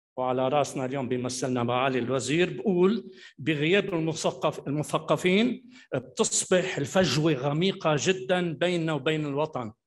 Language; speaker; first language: Arabic; native; Arabic